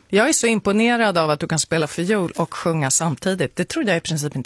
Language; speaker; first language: Swedish; native; Swedish